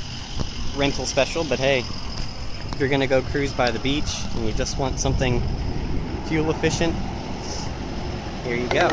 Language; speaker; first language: English; native; English